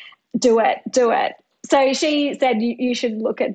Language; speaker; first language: English; native; English